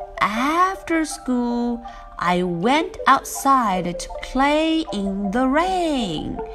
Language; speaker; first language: English; non-native, fluent; Chinese